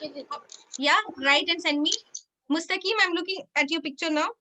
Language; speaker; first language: English; non-native, local second language; Hindi